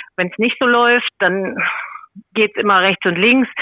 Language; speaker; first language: German; native; German